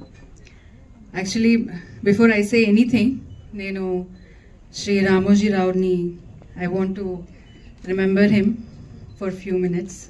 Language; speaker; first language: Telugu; non-native, learner; Kannada